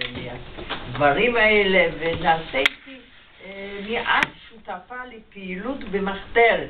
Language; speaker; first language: Hebrew; non-native, fluent; Yiddish